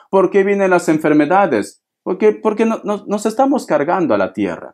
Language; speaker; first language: Spanish; native; Spanish